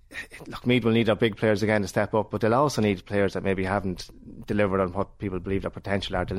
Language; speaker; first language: English; native; English